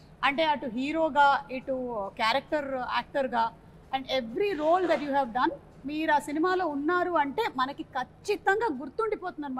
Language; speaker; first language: Telugu; native; Telugu